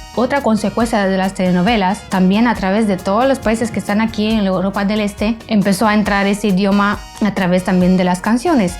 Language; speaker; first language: Spanish; non-native, fluent; Romanian